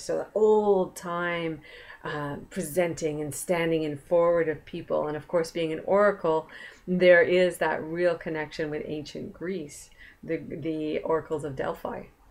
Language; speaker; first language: English; native; English